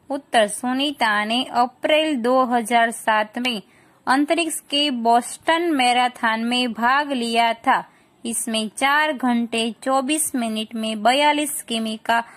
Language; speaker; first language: Hindi; non-native, local second language; Gujarati